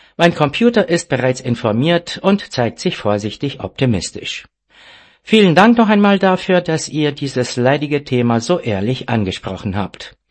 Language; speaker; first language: German; non-native, fluent; Romanian